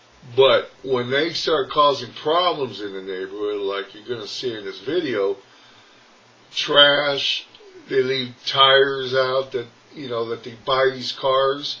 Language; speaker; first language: English; native; English